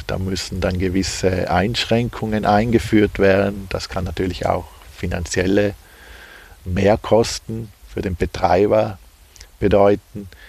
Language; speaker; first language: German; native; German